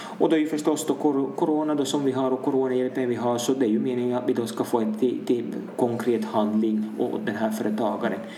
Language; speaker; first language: Swedish; native; Swedish